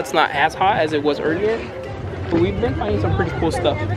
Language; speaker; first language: English; early bilingual, other home language; Spanish